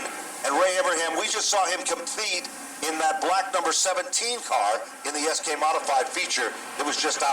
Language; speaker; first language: English; native; English